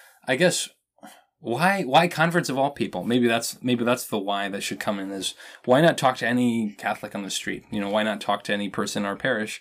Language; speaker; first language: English; native; English